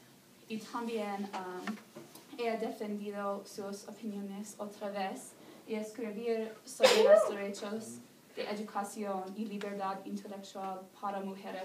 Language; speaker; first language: Spanish; non-native, learner; English